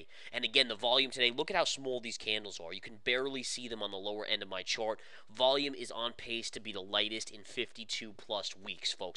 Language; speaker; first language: English; native; English